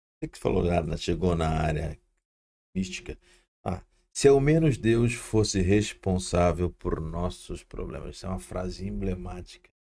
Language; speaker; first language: Portuguese; native; Portuguese